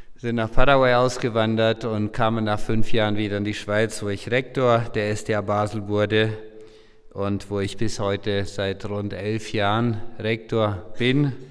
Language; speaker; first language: German; non-native, local second language; Low German